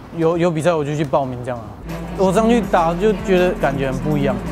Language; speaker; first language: Chinese; native; Chinese